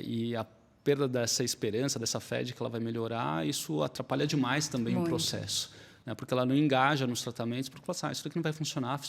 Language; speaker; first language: Portuguese; native; Portuguese